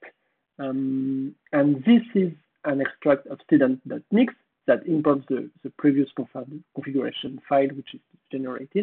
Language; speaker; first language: English; non-native, fluent; French